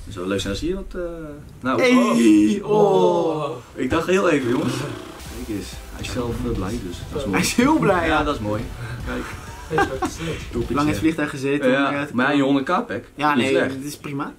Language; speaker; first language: Dutch; native; Dutch